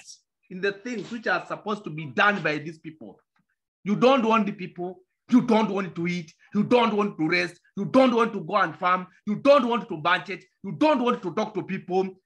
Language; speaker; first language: English; non-native, local second language; Kamba